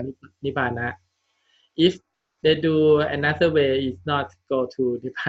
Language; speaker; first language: English; non-native, learner; Thai